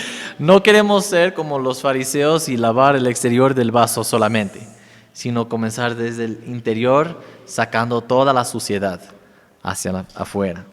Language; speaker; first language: Spanish; non-native, fluent; English